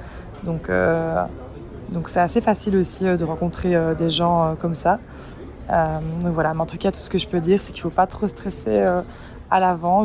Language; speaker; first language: French; native; French